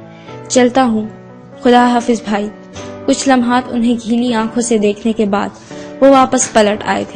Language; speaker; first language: Urdu; native; Urdu